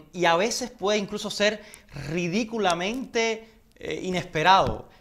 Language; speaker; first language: Spanish; native; Spanish